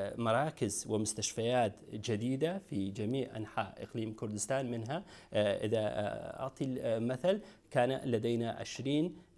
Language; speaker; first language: Arabic; non-native, local second language; Kurdish